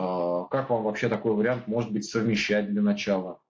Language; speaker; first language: Russian; native; Russian